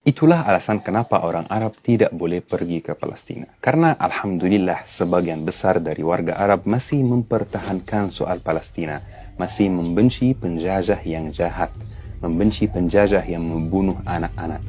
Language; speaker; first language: Indonesian; non-native, fluent; Arabic